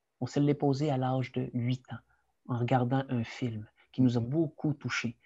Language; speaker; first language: French; early bilingual, other home language; Spanish